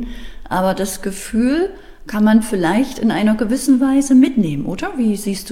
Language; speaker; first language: German; native; German